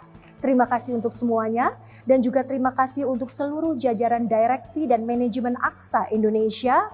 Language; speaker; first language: Indonesian; native; Indonesian